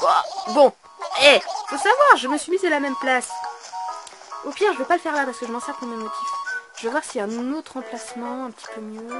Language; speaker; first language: French; native; French